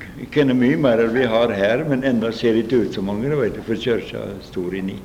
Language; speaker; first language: Norwegian; early bilingual, heritage; Norwegian